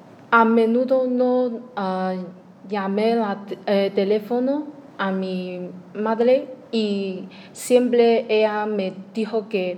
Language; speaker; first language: Spanish; non-native, learner; Chinese